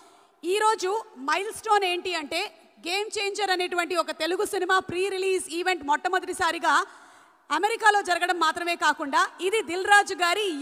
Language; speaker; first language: Telugu; native; Telugu